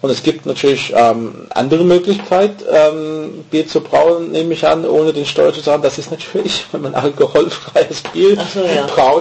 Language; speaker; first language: German; non-native, fluent; English